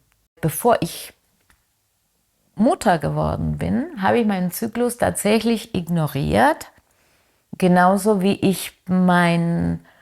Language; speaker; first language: German; non-native, fluent; Spanish